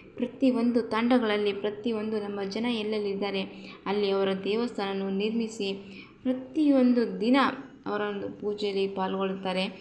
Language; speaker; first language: Kannada; non-native, local second language; Lambadi